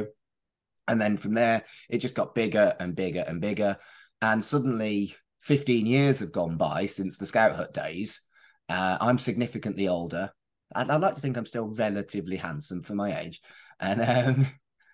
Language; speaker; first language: English; native; English